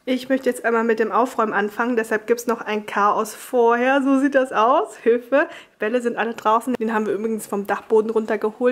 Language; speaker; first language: German; native; German